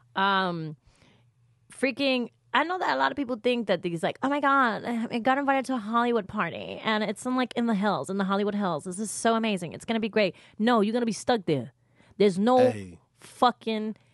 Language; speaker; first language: English; early bilingual, other home language; Spanish